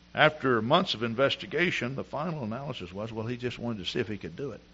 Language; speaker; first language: English; native; English